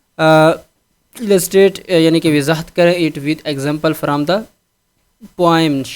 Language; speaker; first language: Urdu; non-native, local second language; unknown